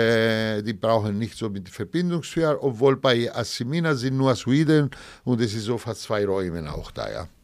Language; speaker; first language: German; non-native, fluent; Greek